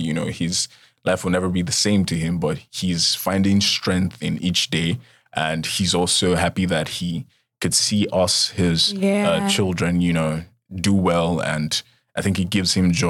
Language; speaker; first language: English; non-native, local second language; Yoruba